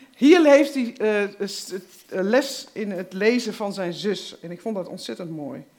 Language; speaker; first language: Dutch; native; Dutch